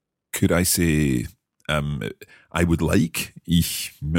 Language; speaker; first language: German; non-native, learner; English